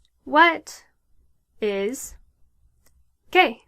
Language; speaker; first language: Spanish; non-native, fluent; English